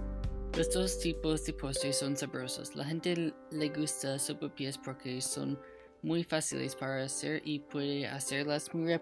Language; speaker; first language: Spanish; non-native, learner; English